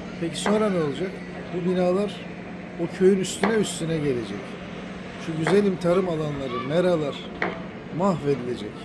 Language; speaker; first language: Turkish; native; Turkish